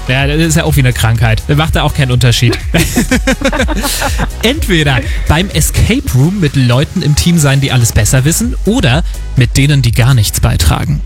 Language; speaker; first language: German; native; German